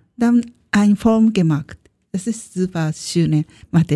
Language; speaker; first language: German; non-native, learner; Japanese